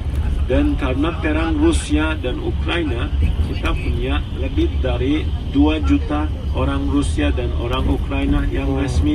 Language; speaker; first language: Indonesian; non-native, fluent; Turkish